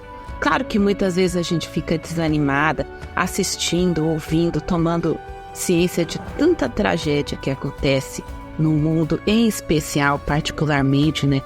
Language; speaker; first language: Portuguese; native; Portuguese